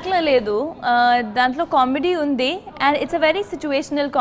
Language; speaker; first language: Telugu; non-native, learner; Punjabi